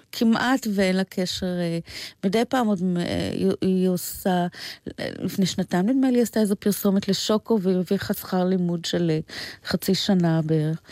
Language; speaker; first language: Hebrew; native; Hebrew